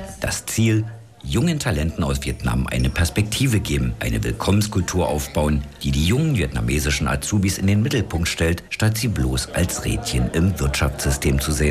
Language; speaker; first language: German; native; German